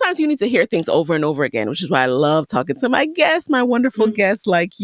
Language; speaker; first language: English; native; English